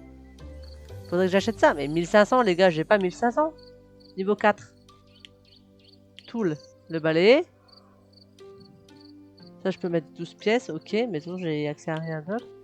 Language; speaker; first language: French; native; French